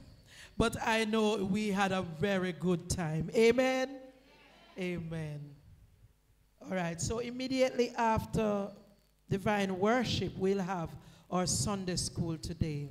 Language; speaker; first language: English; non-native, local second language; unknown